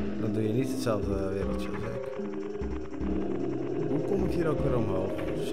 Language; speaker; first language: Dutch; native; Dutch